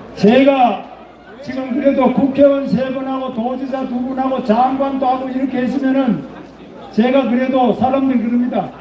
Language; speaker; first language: Korean; native; Korean